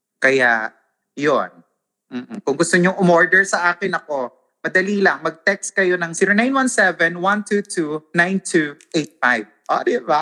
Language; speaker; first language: Filipino; non-native, local second language; Waray